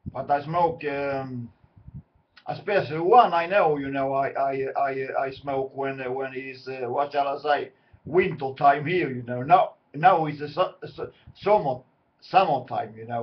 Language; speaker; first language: English; non-native, learner; Swedish